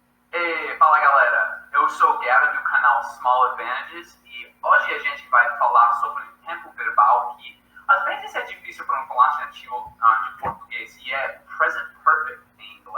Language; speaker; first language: Portuguese; non-native, fluent; English